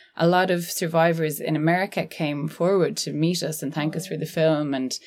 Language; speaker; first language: English; native; English